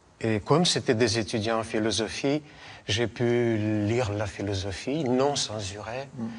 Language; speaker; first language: French; non-native, fluent; Russian